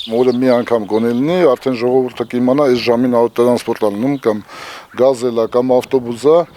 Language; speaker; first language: Armenian; non-native, local second language; Kurdish